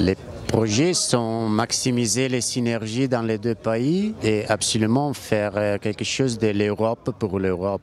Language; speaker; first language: French; non-native, learner; Italian